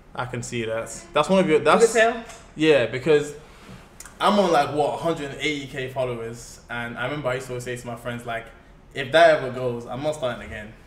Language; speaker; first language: English; native; English